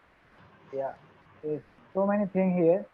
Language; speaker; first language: English; non-native, learner; Hindi